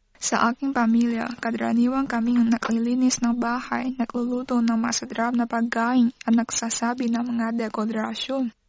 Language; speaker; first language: Filipino; non-native, learner; Chinese